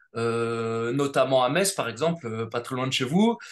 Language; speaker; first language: French; native; French